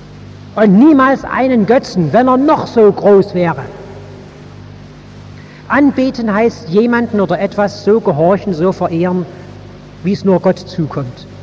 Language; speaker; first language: German; native; German